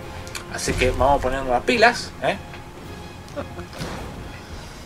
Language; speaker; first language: Spanish; native; Spanish